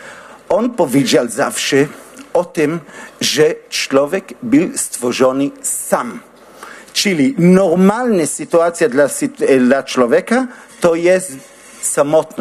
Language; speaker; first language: Polish; non-native, learner; Hebrew